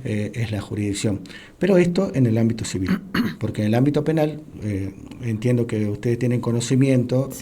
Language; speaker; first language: Spanish; native; Spanish